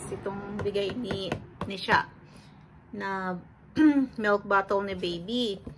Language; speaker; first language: Filipino; non-native, local second language; Cebuano